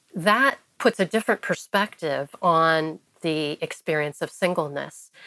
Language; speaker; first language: English; native; English